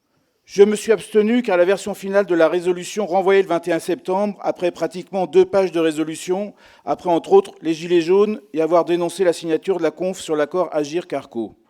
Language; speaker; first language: French; native; French